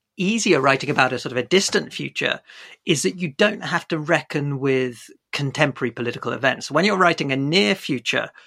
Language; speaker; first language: English; native; English